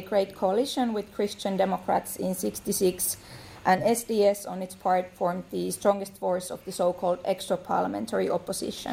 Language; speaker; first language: English; non-native, fluent; Finnish